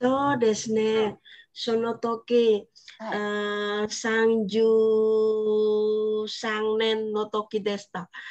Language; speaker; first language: Japanese; non-native, fluent; Indonesian